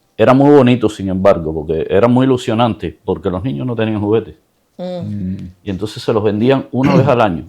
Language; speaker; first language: Spanish; native; Spanish